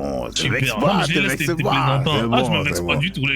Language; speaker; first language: French; native; French